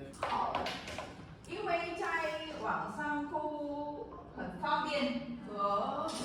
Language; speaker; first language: Chinese; non-native, learner; Thai